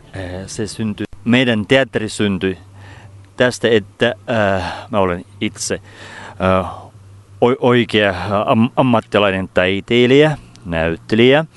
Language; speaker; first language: Finnish; non-native, fluent; Russian